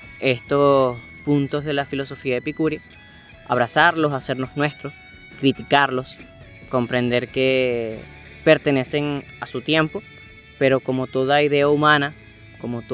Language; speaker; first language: Spanish; native; Spanish